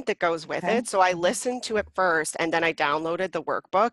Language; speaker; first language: English; native; English